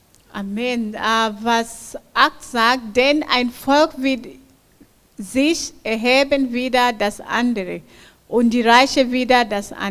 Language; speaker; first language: German; non-native, fluent; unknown